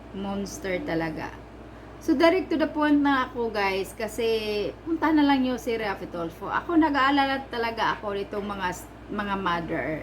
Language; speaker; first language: Filipino; non-native, local second language; Cebuano